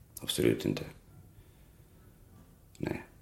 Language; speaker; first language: Swedish; non-native, local second language; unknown